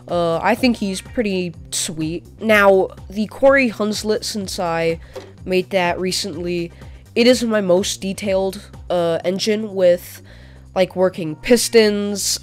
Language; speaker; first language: English; native; English